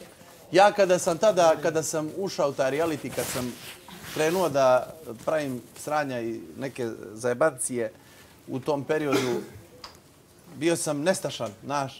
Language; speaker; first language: Serbian; native; Serbian